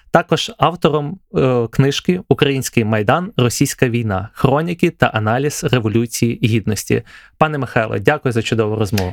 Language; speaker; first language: Ukrainian; native; Ukrainian